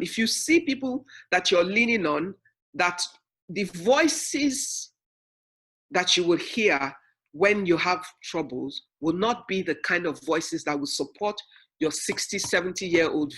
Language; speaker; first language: English; non-native, local second language; Yoruba